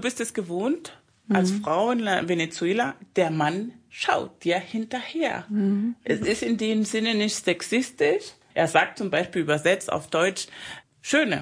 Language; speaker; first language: German; early bilingual, other home language; Spanish